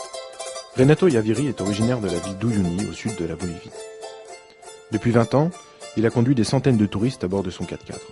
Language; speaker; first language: French; native; French